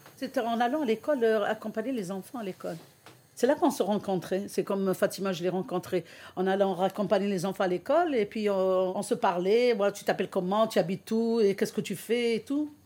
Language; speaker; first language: French; non-native, local second language; Arabic